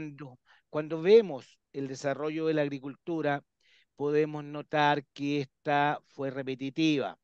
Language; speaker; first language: Spanish; native; Spanish